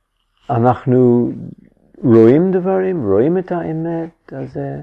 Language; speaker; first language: Hebrew; non-native, fluent; English